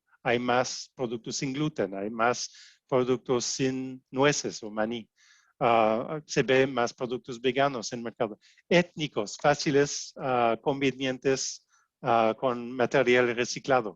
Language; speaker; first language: Spanish; non-native, fluent; French